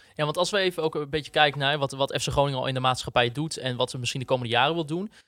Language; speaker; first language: Dutch; native; Dutch